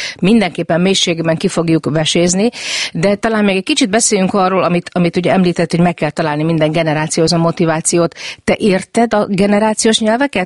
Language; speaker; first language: Hungarian; native; Hungarian